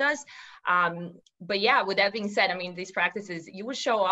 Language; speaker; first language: English; non-native, fluent; Serbian